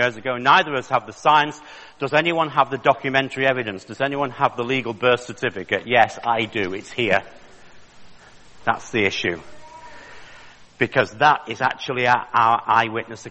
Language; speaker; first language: English; native; English